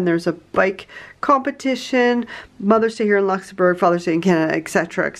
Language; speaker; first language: English; native; English